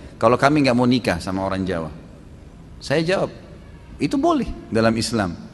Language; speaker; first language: Indonesian; native; Indonesian